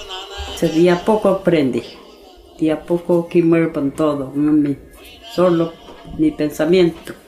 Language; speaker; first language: Spanish; non-native, local second language; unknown